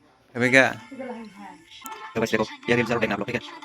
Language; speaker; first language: Hindi; non-native, local second language; Kok Borok